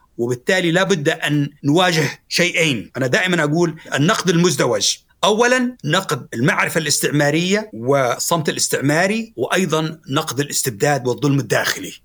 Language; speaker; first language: Arabic; native; Arabic